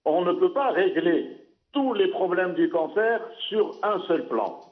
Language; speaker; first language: French; non-native, local second language; Arabic